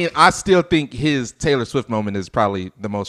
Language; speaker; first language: English; native; English